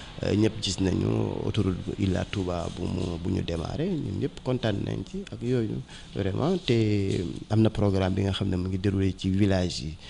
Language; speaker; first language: Wolof; non-native, local second language; Mandingo